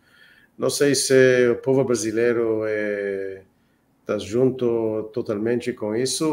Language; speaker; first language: Portuguese; non-native, fluent; Hebrew